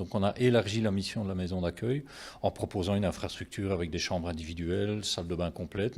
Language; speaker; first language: French; native; French